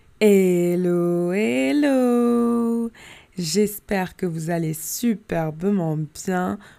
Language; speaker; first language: French; native; French